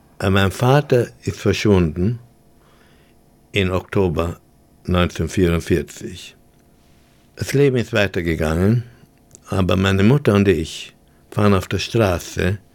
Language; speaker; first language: German; early bilingual, heritage; German